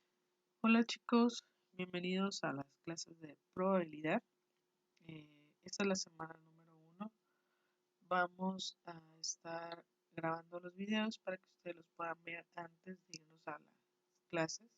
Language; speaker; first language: Spanish; native; Spanish